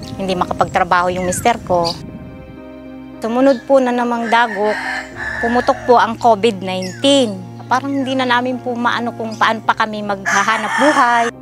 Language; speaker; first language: Filipino; native; Filipino